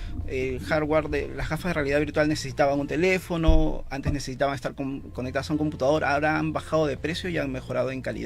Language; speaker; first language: Spanish; native; Spanish